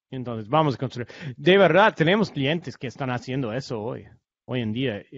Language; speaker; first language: Spanish; non-native, learner; English